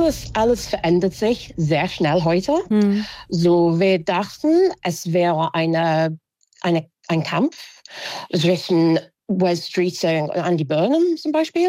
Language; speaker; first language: German; non-native, fluent; English